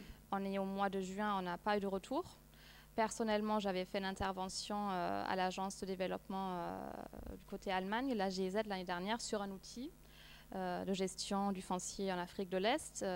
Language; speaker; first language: French; non-native, fluent; German